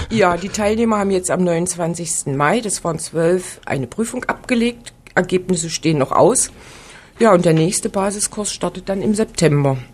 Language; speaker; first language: German; native; German